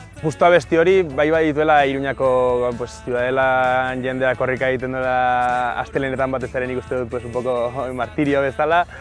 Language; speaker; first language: Basque; native; Basque